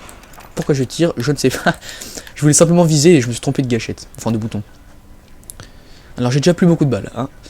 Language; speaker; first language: French; native; French